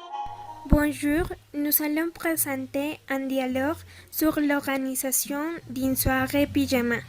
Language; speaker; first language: French; non-native, learner; Spanish